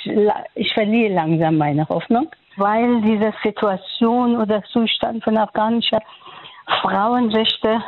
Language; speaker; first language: German; non-native, fluent; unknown